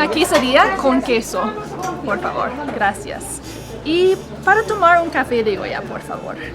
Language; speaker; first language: Spanish; non-native, learner; English